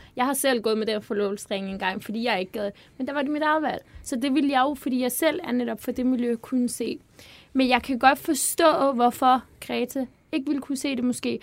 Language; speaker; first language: Danish; early bilingual, other home language; Turkish